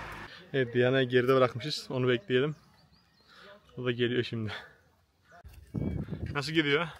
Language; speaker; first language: Turkish; native; Turkish